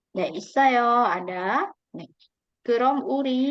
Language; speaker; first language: Korean; non-native, fluent; Indonesian